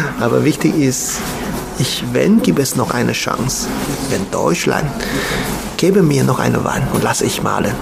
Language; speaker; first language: German; non-native, learner; Chinese